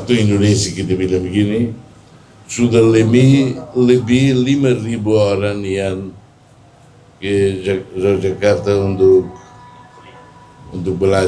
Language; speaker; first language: Indonesian; non-native, fluent; Tetum